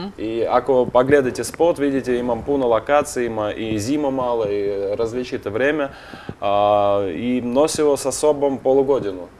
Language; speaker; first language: Bosnian; non-native, learner; Russian